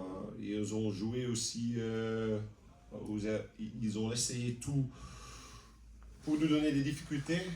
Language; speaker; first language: French; non-native, local second language; Dutch